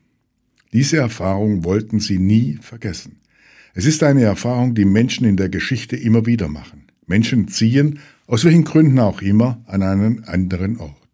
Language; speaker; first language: German; native; German